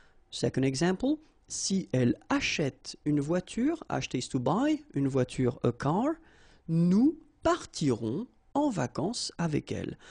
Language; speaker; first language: French; native; French